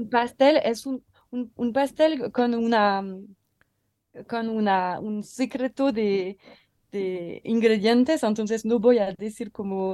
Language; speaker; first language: Spanish; non-native, learner; French